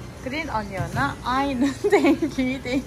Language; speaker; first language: Turkish; non-native, learner; Korean